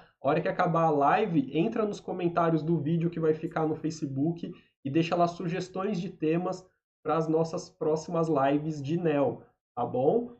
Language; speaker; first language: Portuguese; native; Portuguese